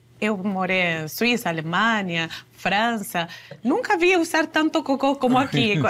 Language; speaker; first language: Portuguese; non-native, fluent; Spanish